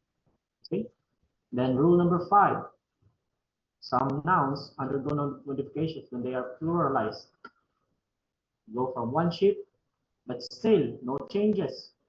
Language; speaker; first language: English; non-native, fluent; Filipino